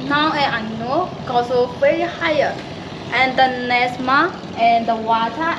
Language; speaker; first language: English; non-native, learner; Burmese